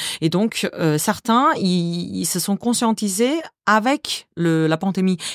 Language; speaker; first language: French; non-native, fluent; Chinese